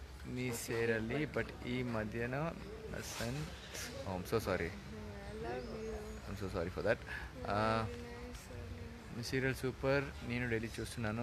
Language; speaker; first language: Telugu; non-native, learner; Arabic